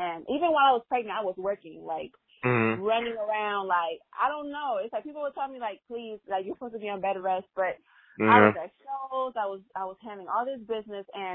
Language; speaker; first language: English; non-native, fluent; Spanish